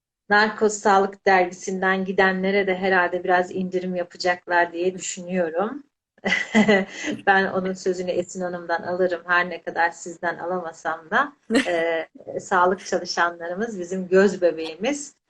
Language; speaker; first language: Turkish; native; Turkish